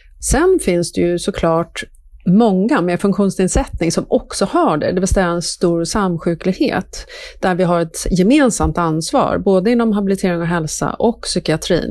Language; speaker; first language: Swedish; native; Swedish